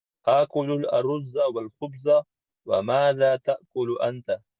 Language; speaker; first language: Arabic; non-native, learner; English